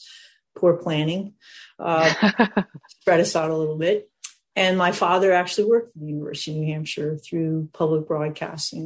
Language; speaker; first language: English; native; English